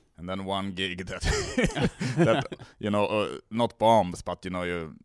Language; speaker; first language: English; non-native, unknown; Swedish